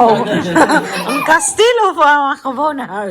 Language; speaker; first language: Dutch; non-native, learner; Cebuano